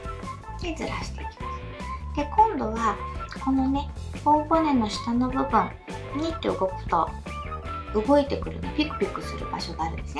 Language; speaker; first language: Japanese; native; Japanese